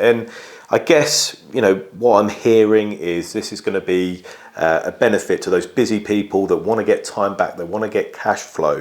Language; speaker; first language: English; native; English